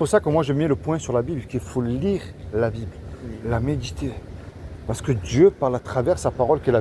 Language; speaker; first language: French; native; French